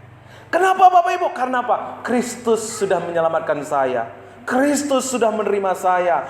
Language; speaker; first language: Indonesian; native; Indonesian